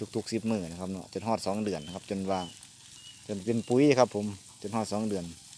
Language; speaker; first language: Thai; native; Thai